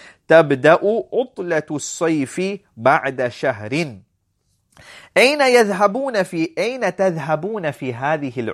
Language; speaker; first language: Arabic; non-native, fluent; English